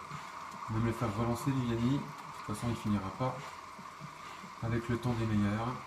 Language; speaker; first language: French; native; French